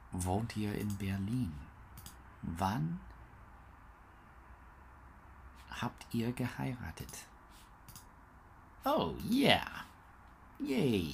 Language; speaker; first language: German; non-native, learner; English